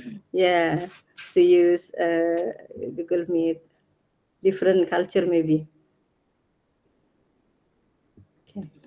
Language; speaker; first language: English; non-native, learner; Indonesian